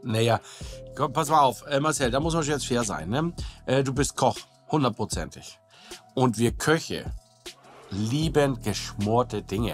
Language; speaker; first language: German; native; German